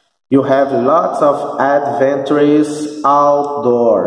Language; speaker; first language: English; non-native, fluent; Portuguese